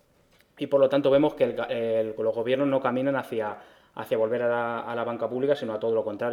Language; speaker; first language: Spanish; native; Spanish